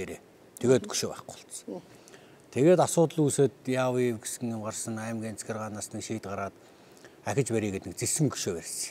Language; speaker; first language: Mongolian; native; Mongolian